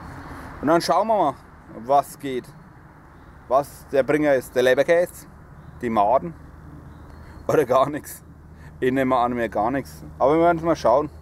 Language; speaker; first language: German; native; German